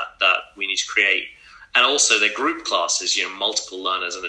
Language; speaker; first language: English; native; English